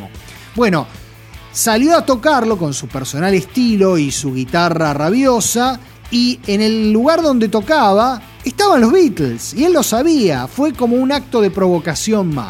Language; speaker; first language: Spanish; native; Spanish